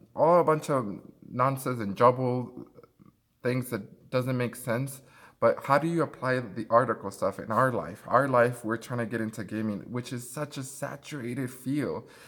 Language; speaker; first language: English; early bilingual, other home language; Spanish